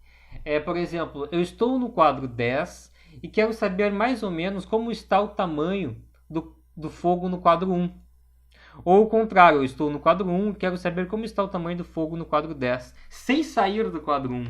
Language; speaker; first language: Portuguese; native; Portuguese